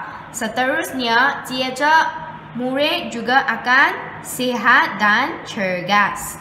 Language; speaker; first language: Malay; non-native, local second language; Chinese